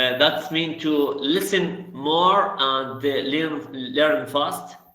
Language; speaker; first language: English; non-native, learner; Arabic